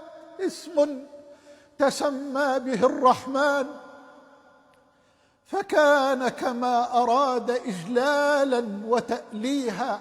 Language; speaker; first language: Egyptian Arabic; native; Egyptian Arabic